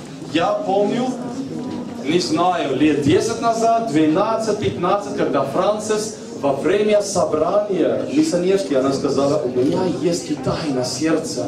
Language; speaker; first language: Russian; native; Russian